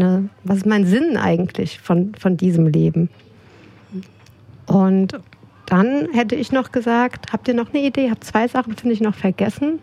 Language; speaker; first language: German; native; German